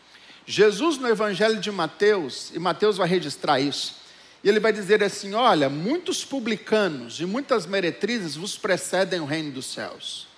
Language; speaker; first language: Portuguese; native; Portuguese